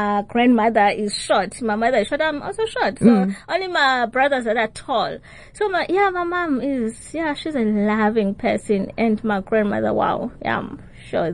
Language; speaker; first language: English; non-native, local second language; Xhosa